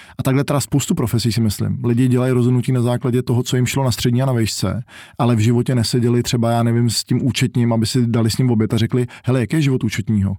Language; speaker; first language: Czech; native; Czech